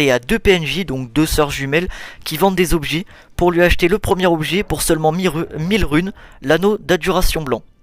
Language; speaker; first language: French; native; French